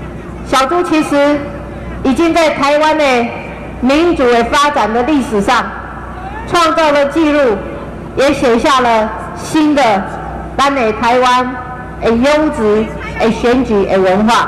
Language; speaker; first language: Chinese; native; Chinese